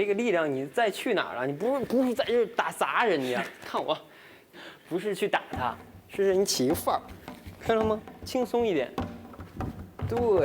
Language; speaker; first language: Chinese; native; Chinese